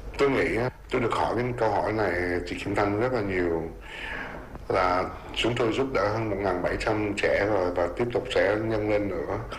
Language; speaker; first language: Vietnamese; early bilingual, heritage; Vietnamese